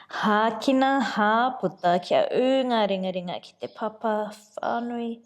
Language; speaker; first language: Māori; non-native, fluent; English